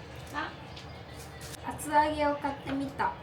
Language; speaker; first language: Japanese; native; Japanese